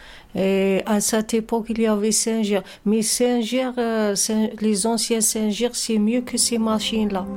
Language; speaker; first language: French; non-native, fluent; Arabic